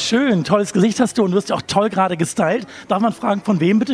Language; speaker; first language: German; native; German